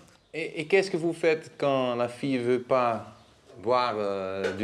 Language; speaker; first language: French; non-native, learner; Dutch